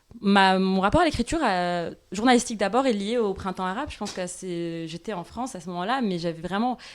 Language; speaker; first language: French; non-native, local second language; Arabic